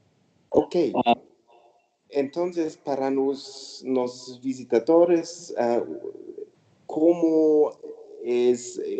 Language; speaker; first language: Spanish; non-native, learner; German